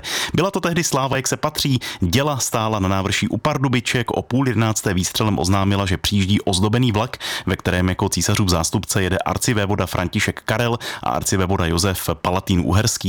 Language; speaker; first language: Czech; native; Czech